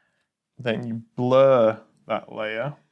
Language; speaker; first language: English; native; English